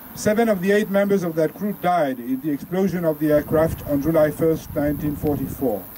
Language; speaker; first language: English; non-native, fluent; French